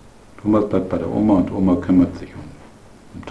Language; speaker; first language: German; native; German